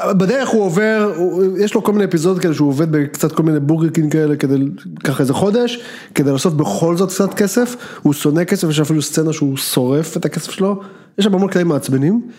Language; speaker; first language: Hebrew; native; Hebrew